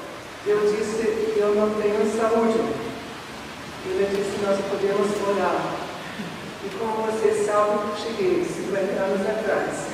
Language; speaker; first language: Portuguese; non-native, fluent; German